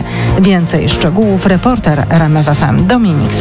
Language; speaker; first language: Polish; native; Polish